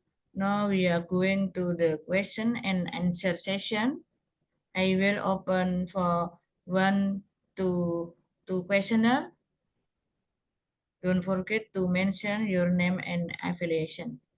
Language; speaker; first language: English; non-native, learner; Indonesian